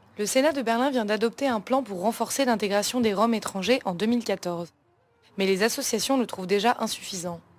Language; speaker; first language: French; native; French